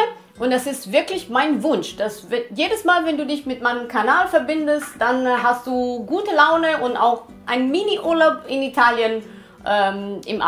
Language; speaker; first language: German; non-native, fluent; Italian